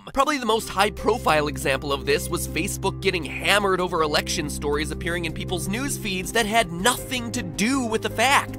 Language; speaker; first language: English; native; English